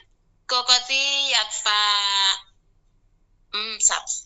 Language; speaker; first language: Cantonese; non-native, learner; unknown